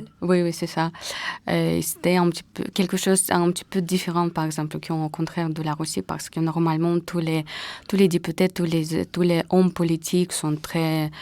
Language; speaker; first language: French; non-native, fluent; Russian